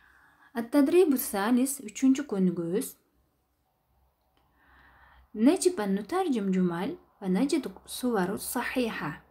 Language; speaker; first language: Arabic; non-native, fluent; Kyrgyz